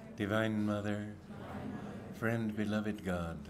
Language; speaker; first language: English; native; English